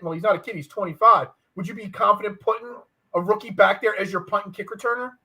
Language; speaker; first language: English; native; English